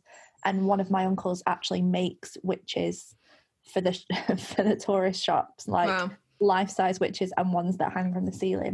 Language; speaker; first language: English; native; English